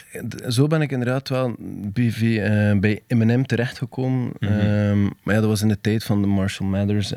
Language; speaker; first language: Dutch; native; Dutch